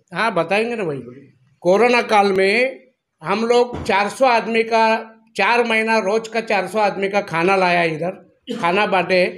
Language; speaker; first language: Hindi; non-native, local second language; Marathi